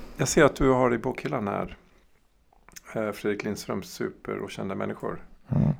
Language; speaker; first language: Swedish; early bilingual, heritage; Swedish